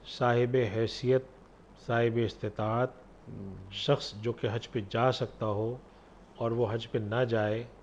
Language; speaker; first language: Urdu; native; Urdu